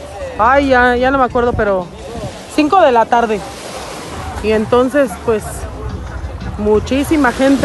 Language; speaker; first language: Spanish; native; Spanish